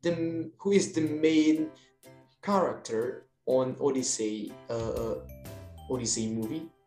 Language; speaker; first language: English; non-native, learner; Indonesian